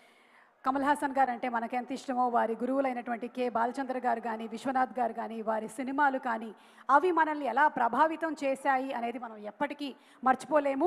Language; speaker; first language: Telugu; native; Telugu